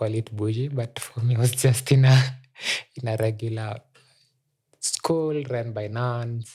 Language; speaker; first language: English; non-native, local second language; Meru